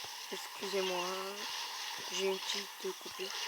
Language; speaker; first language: French; native; French